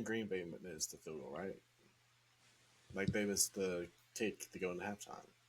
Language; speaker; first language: English; native; English